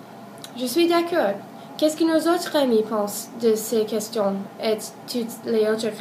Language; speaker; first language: French; non-native, learner; English